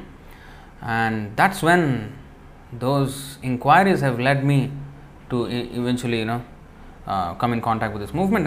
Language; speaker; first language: English; non-native, local second language; Telugu